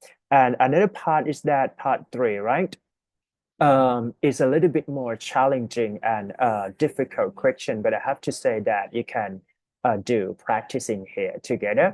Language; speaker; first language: English; non-native, fluent; Thai